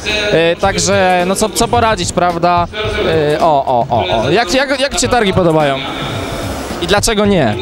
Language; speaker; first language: Polish; native; Polish